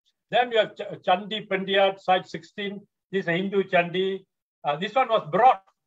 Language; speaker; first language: English; non-native, local second language; Tamil